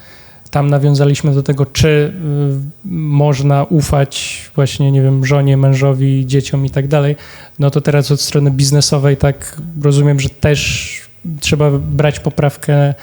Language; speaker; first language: Polish; native; Polish